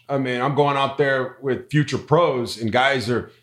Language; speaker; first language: English; native; English